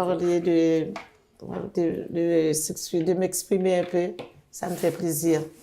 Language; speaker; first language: French; non-native, learner; Haitian Creole